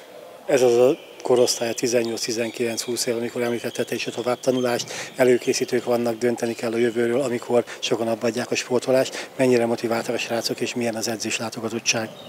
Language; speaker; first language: Hungarian; native; Hungarian